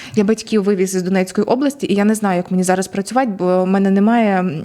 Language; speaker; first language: Ukrainian; native; Ukrainian